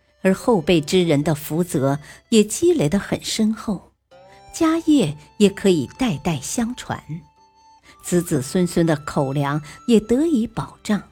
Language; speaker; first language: Chinese; native; Chinese